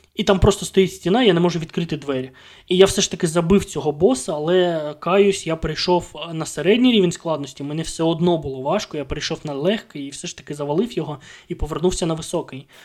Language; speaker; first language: Ukrainian; non-native, local second language; Russian